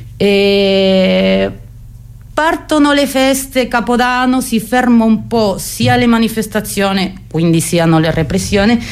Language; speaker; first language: Italian; non-native, fluent; Spanish